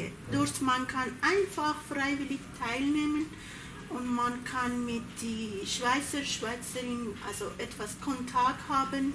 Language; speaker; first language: German; non-native, learner; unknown